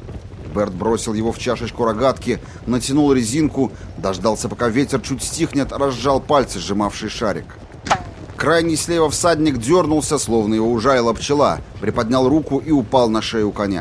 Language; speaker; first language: Russian; native; Russian